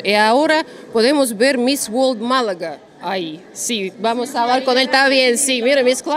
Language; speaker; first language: Spanish; non-native, fluent; Russian